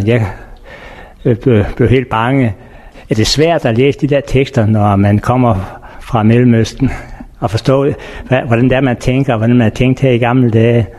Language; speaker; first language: Danish; native; Danish